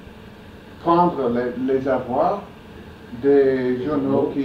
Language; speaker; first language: French; non-native, fluent; English